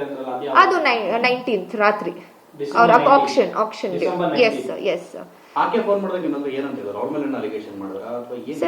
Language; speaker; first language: Kannada; non-native, local second language; Kodava